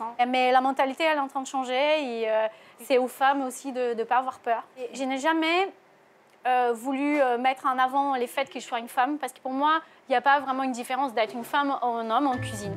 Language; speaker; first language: French; non-native, fluent; Portuguese